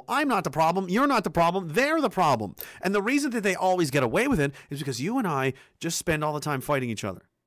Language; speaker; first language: English; early bilingual, other home language; Danish